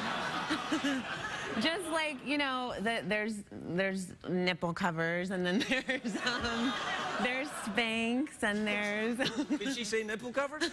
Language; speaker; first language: English; native; English